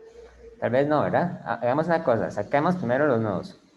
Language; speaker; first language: Spanish; native; Spanish